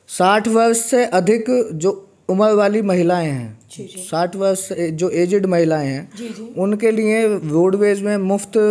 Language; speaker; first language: Hindi; native; Hindi